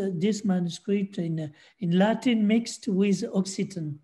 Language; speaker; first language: English; non-native, fluent; French